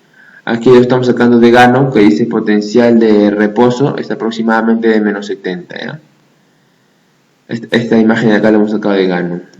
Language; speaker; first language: Spanish; native; Spanish